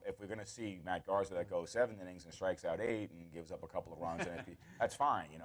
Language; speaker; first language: English; native; English